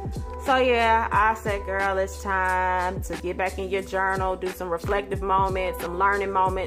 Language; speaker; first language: English; native; English